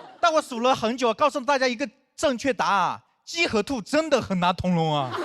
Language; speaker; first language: Chinese; non-native, local second language; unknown